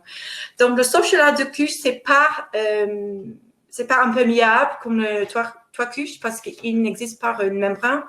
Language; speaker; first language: French; non-native, fluent; English